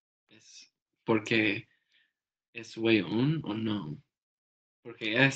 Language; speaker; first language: Spanish; non-native, learner; English